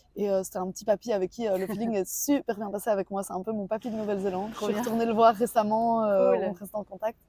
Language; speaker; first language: French; native; French